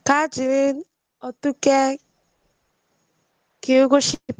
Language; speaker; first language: Korean; non-native, learner; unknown